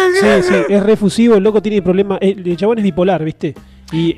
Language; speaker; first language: Spanish; native; Spanish